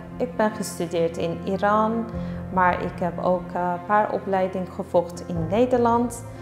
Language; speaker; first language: Dutch; non-native, learner; Persian